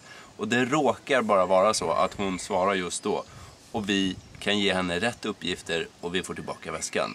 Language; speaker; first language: Swedish; native; Swedish